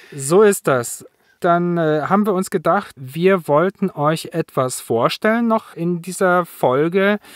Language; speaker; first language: German; native; German